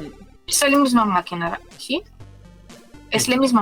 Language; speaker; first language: Spanish; non-native, fluent; Russian